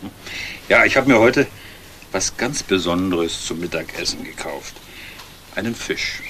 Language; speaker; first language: German; native; German